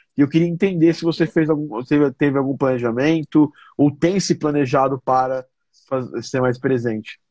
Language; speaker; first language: Portuguese; native; Portuguese